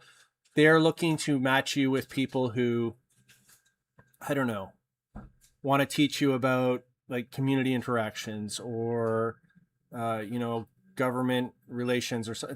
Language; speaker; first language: English; native; English